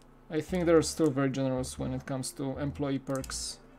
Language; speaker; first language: English; non-native, fluent; Polish